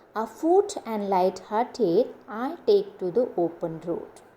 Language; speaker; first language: English; non-native, local second language; Marathi